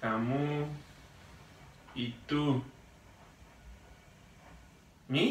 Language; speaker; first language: Indonesian; non-native, learner; Spanish